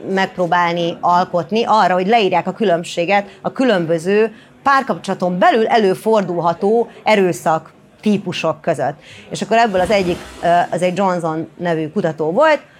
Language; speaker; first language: Hungarian; native; Hungarian